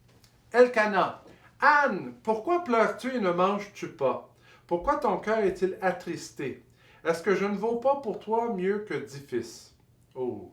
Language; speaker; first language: French; native; French